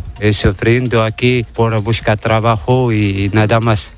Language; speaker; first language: Spanish; non-native, learner; Arabic